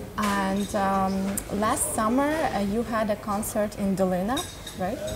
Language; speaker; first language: English; non-native, fluent; Ukrainian